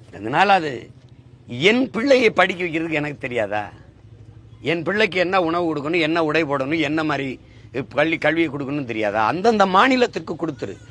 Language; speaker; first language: Tamil; native; Tamil